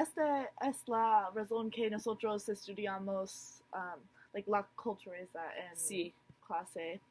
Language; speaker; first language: Spanish; non-native, learner; English